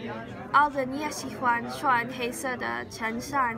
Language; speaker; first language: Chinese; non-native, learner; English